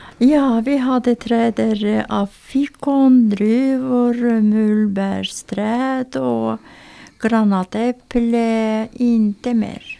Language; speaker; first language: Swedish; non-native, learner; Azerbaijani